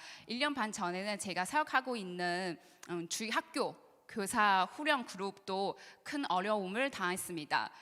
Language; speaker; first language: Korean; non-native, learner; Chinese